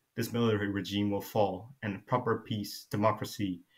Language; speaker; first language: English; non-native, fluent; Burmese